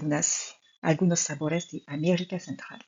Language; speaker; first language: Spanish; non-native, fluent; French